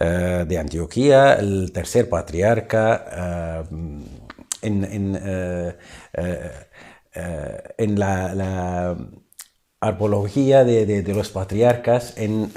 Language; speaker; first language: Spanish; non-native, fluent; Arabic